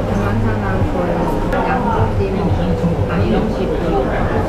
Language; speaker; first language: Korean; non-native, learner; Chinese